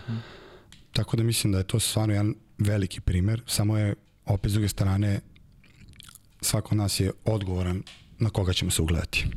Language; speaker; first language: Serbian; native; Serbian